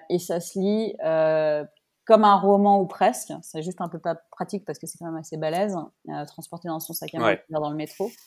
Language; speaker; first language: French; native; French